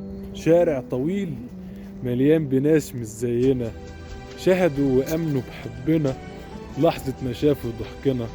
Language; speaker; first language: Arabic; native; Arabic